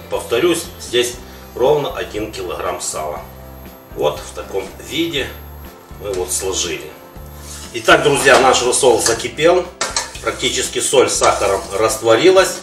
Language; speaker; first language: Russian; non-native, local second language; Ukrainian